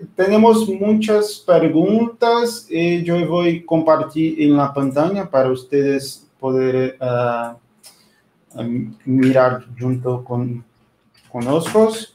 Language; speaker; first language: Spanish; non-native, fluent; Portuguese